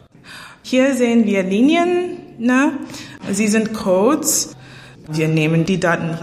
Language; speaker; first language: German; non-native, learner; English